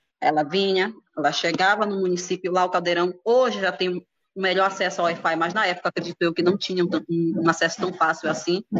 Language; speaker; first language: Portuguese; native; Portuguese